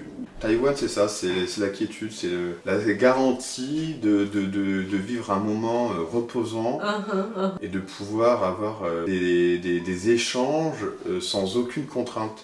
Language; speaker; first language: French; native; French